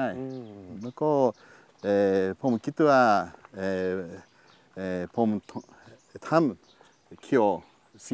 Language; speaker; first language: Japanese; non-native, learner; Thai